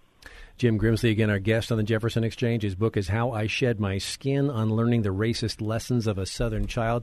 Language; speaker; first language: English; native; English